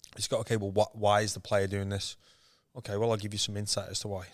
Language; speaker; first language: English; native; English